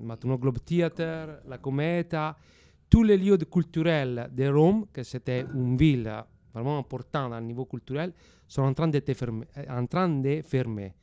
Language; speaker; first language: French; non-native, fluent; Italian